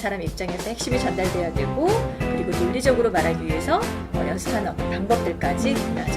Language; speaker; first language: Korean; native; Korean